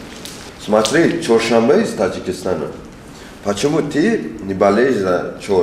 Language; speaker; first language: Russian; non-native, learner; Persian